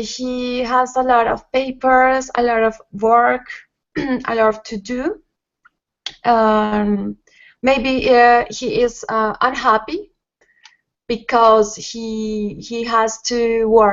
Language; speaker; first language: English; non-native, learner; Spanish